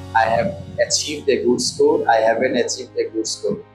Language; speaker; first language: English; non-native, local second language; Sylheti